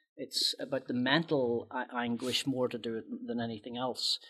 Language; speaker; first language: English; native; English